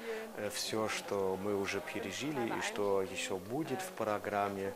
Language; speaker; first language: Russian; non-native, fluent; German